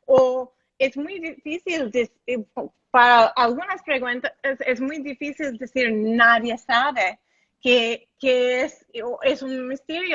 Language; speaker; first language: Spanish; non-native, learner; English